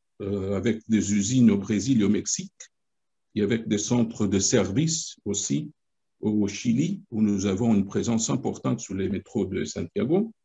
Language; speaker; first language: French; non-native, fluent; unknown